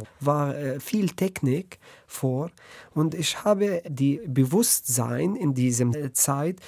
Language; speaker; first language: German; non-native, learner; Arabic